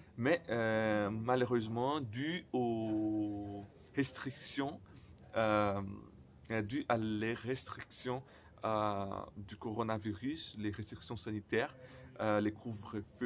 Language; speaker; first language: French; non-native, fluent; Portuguese